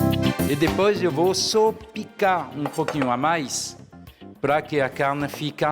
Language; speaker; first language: Portuguese; non-native, fluent; French